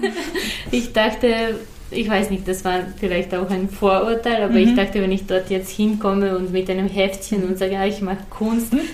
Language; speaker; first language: German; non-native, fluent; Serbian